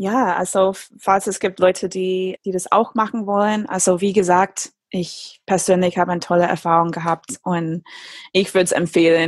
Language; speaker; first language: German; non-native, fluent; English